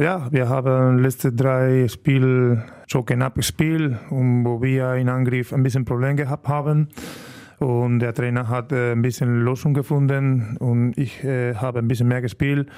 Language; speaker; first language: German; non-native, learner; Spanish